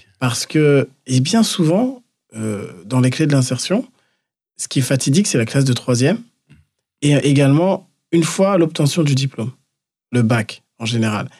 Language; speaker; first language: French; native; French